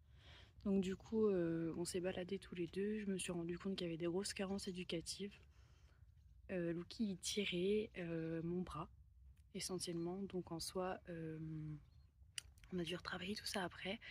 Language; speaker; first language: French; native; French